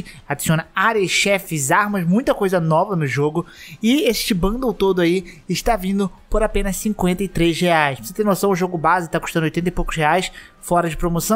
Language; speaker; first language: Portuguese; native; Portuguese